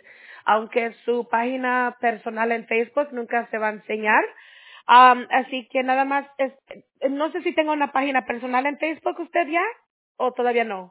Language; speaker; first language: Spanish; early bilingual, heritage; Spanish